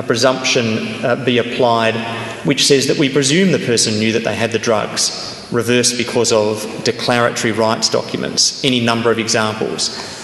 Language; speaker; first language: English; native; English